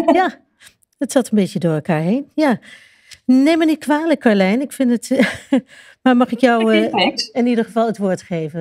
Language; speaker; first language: Dutch; native; Dutch